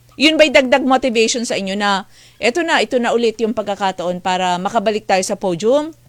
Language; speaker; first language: Filipino; native; Filipino